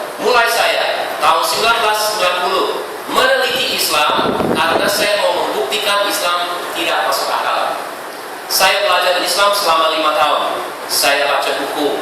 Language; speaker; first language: Indonesian; non-native, fluent; English